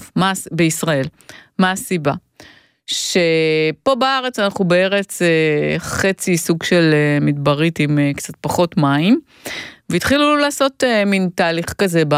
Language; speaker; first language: Hebrew; native; Hebrew